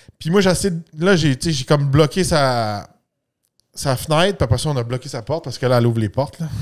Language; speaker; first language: French; native; French